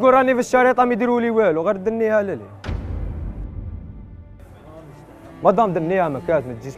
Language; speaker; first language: Arabic; native; Arabic